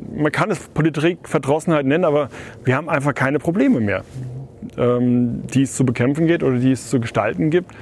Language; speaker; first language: German; native; German